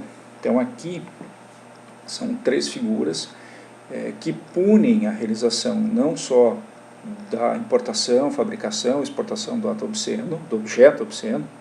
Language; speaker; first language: Portuguese; native; Portuguese